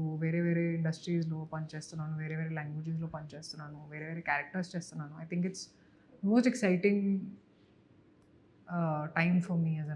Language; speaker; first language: Telugu; non-native, local second language; Hindi